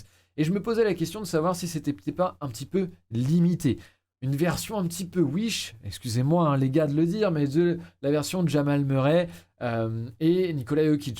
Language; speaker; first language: French; native; French